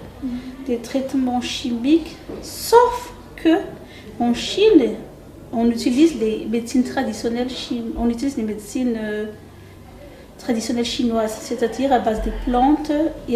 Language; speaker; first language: French; non-native, local second language; Malagasy